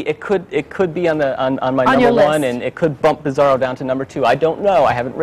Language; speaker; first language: English; native; English